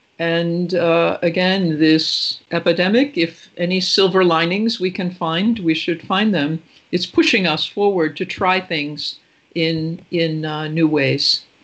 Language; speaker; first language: English; native; English